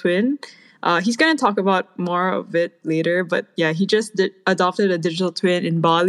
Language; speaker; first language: English; non-native, local second language; Filipino